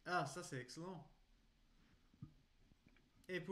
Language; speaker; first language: French; non-native, learner; English